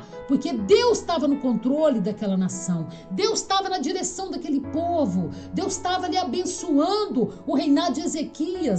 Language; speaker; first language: Portuguese; native; Portuguese